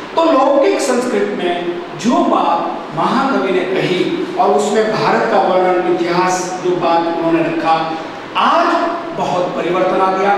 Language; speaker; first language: Hindi; non-native, local second language; Gujarati